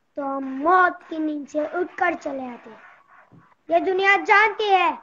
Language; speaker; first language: Hindi; non-native, local second language; Gujarati